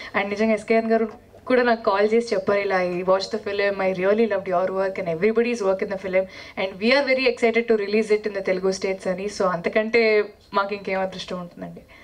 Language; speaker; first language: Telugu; native; Telugu